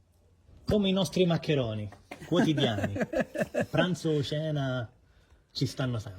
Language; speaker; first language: Italian; native; Italian